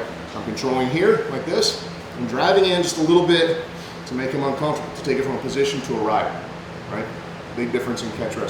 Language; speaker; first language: English; native; English